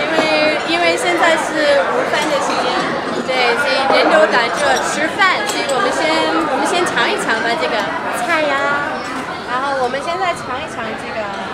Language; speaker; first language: Chinese; non-native, fluent; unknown